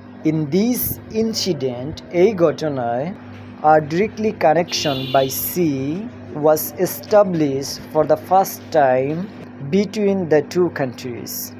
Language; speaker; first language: English; non-native, local second language; Bangla